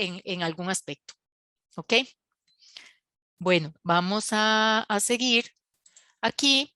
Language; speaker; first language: Spanish; native; Spanish